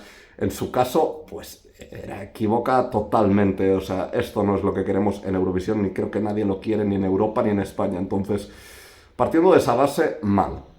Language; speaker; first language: Spanish; native; Spanish